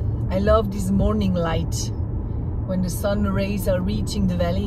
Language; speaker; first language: English; non-native, fluent; German